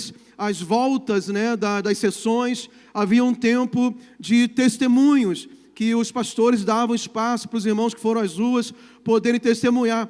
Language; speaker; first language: Portuguese; native; Portuguese